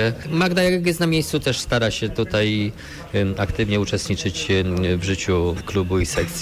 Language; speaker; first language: Polish; native; Polish